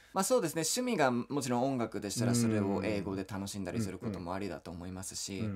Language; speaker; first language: Japanese; non-native, fluent; English